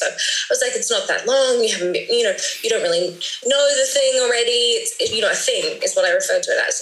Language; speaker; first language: English; native; English